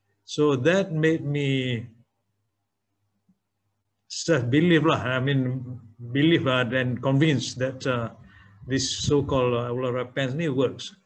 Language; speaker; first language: English; non-native, local second language; Malay